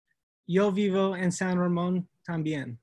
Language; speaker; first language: Spanish; non-native, learner; English